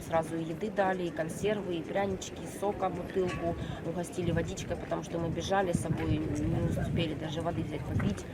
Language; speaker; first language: Russian; native; Russian